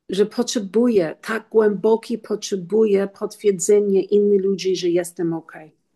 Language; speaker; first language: Polish; non-native, learner; English